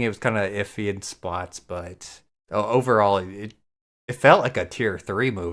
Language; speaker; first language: English; native; English